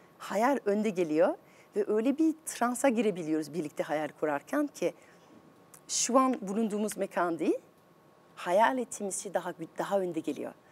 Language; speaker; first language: Turkish; non-native, fluent; French